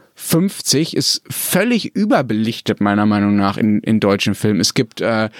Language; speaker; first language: German; native; German